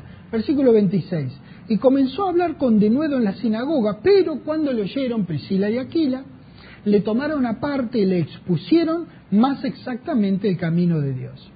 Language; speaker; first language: Spanish; native; Spanish